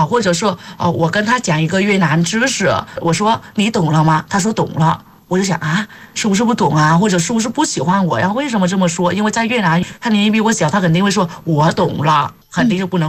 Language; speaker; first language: Chinese; non-native, fluent; Vietnamese